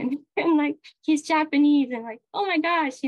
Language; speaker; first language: English; non-native, local second language; Japanese